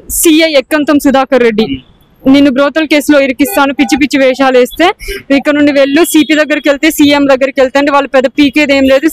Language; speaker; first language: Telugu; native; Telugu